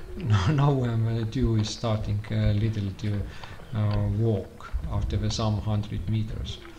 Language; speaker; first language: English; non-native, learner; Estonian